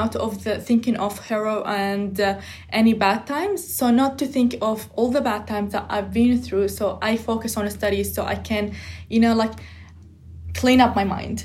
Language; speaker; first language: English; non-native, fluent; Arabic